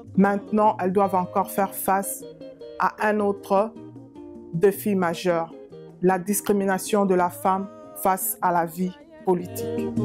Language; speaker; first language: French; non-native, local second language; Lingala